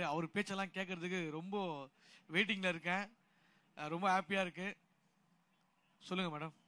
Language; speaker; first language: Tamil; native; Tamil